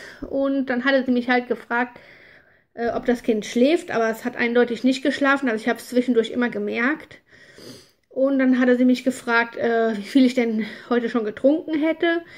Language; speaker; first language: German; native; German